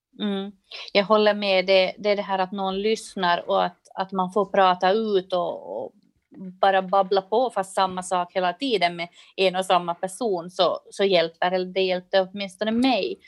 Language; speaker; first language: Swedish; native; Swedish